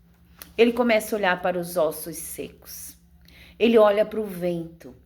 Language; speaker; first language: Portuguese; native; Portuguese